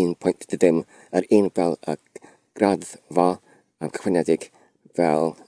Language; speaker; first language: Welsh; non-native, learner; Polish